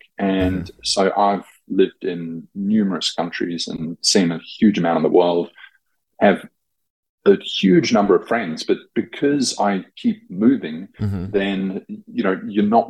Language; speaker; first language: English; native; English